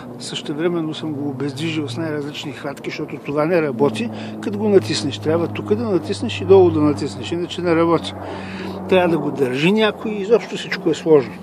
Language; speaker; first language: Bulgarian; native; Bulgarian